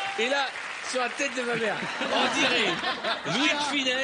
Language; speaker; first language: French; native; French